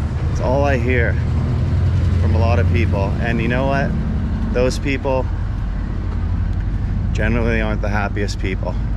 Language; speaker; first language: English; native; English